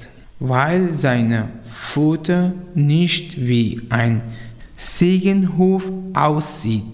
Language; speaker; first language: German; non-native, learner; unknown